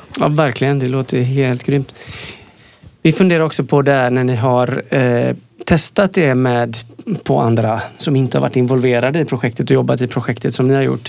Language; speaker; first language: Swedish; native; Swedish